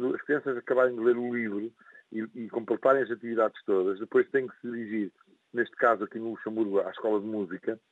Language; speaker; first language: Portuguese; native; Portuguese